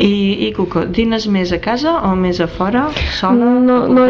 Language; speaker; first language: Catalan; native; Catalan